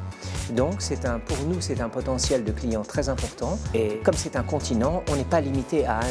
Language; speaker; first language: French; native; French